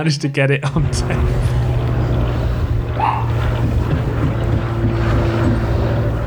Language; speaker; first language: English; native; English